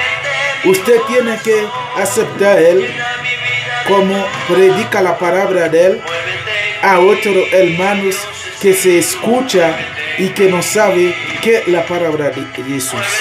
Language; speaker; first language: Spanish; non-native, learner; Haitian Creole